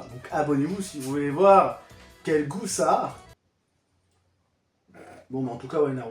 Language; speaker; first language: French; native; French